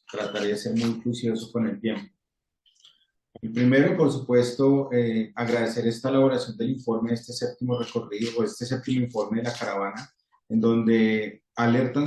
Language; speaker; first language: Spanish; native; Spanish